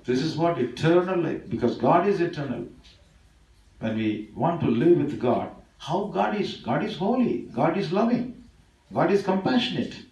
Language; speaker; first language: English; non-native, local second language; Tamil